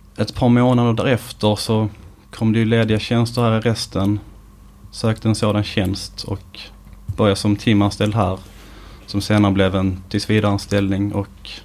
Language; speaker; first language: Swedish; native; Swedish